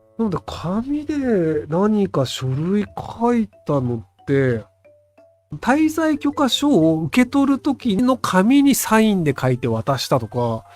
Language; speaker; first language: Japanese; native; Japanese